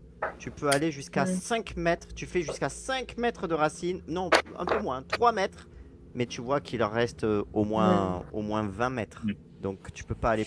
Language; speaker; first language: French; native; French